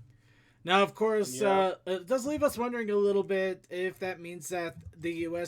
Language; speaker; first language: English; native; English